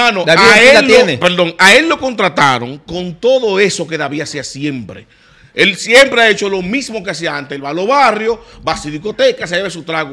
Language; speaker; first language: Spanish; native; Spanish